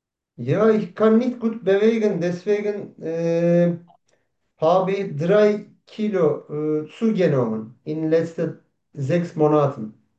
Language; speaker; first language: German; non-native, learner; Turkish